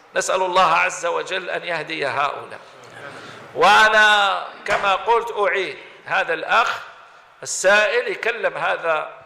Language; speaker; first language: Arabic; native; Arabic